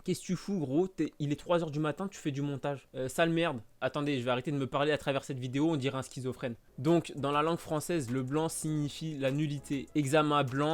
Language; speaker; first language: French; native; French